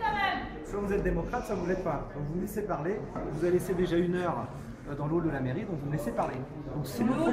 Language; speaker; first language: French; native; French